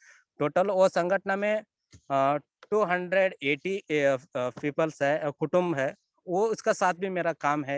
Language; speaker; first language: Hindi; non-native, local second language; Kannada